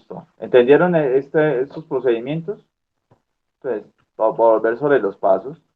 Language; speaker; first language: Spanish; native; Spanish